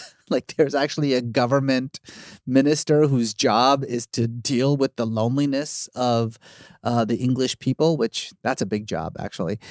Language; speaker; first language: English; native; English